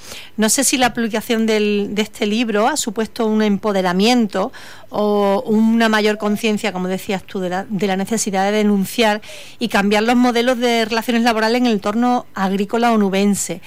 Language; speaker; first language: Spanish; native; Spanish